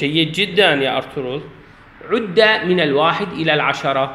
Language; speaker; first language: Arabic; non-native, fluent; Turkish